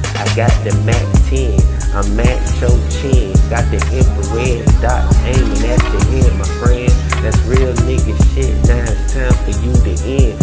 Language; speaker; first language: English; native; English